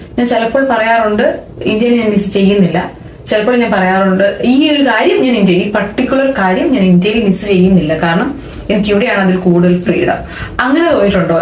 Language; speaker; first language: Malayalam; native; Malayalam